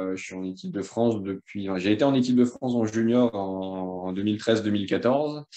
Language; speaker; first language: French; native; French